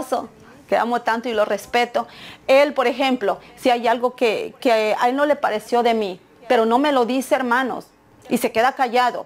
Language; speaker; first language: Spanish; native; Spanish